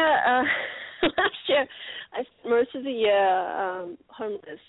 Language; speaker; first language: English; native; English